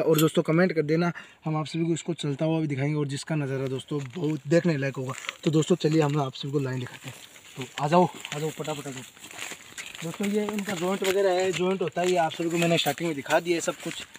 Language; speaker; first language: Hindi; non-native, local second language; Rajasthani